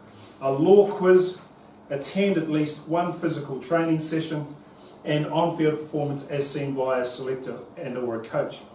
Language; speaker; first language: English; native; English